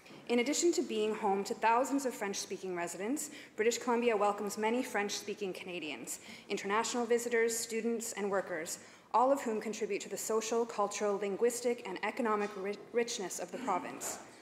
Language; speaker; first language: English; native; English